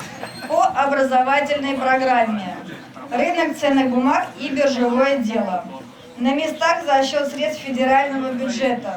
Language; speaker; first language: Russian; native; Russian